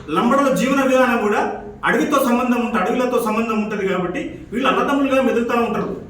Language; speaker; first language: Telugu; non-native, local second language; Lambadi